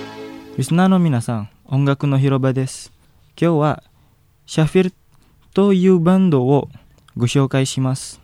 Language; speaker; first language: Japanese; non-native, fluent; Indonesian